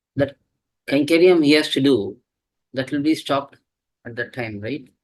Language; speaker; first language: English; non-native, local second language; Tamil